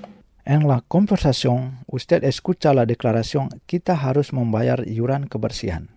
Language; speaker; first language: Spanish; non-native, fluent; Indonesian